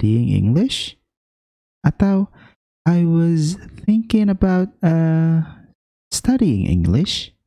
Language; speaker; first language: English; non-native, fluent; Indonesian